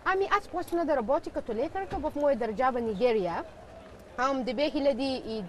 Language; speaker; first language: Bulgarian; non-native, learner; Hausa